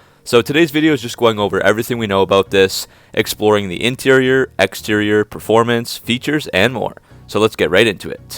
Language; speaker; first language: English; native; English